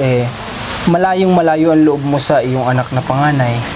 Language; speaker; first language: Filipino; native; Filipino